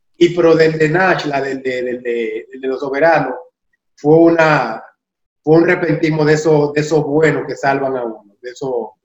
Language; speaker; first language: Spanish; native; Spanish